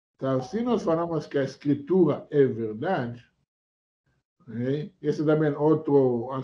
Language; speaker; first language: Portuguese; non-native, fluent; Hebrew